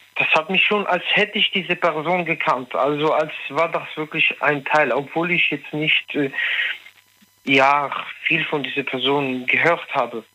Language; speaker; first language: German; non-native, learner; French